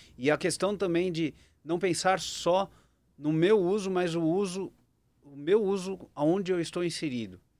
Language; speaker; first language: Portuguese; native; Portuguese